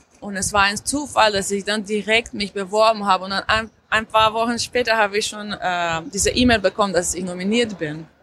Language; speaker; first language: German; non-native, fluent; Slovenian